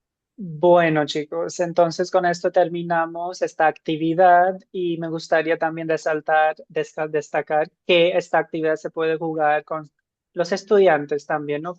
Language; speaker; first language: Spanish; non-native, fluent; Hindi